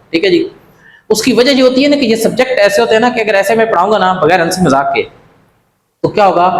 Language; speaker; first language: Urdu; native; Urdu